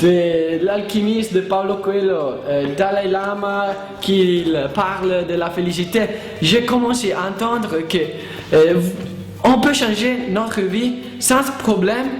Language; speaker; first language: French; non-native, learner; Italian